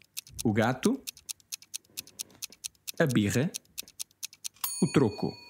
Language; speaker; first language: Portuguese; non-native, fluent; English